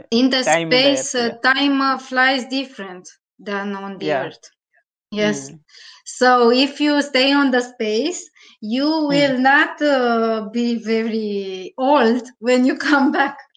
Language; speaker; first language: English; non-native, learner; Romanian